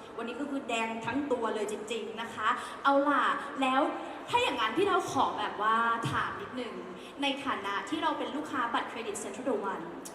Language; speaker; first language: Thai; native; Thai